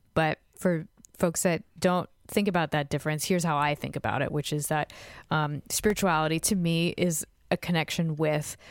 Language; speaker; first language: English; native; English